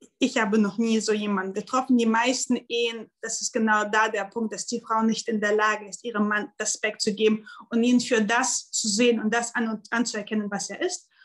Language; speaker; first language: German; non-native, fluent; Russian